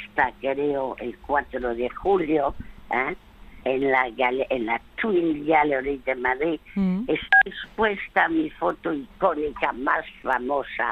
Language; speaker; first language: Spanish; early bilingual, other home language; French